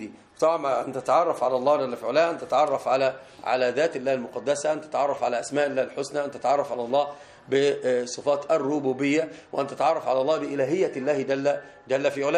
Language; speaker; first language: Arabic; native; Arabic